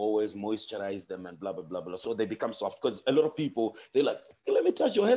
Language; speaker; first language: English; non-native, local second language; Shona